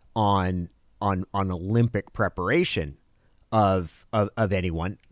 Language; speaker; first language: English; early bilingual, other home language; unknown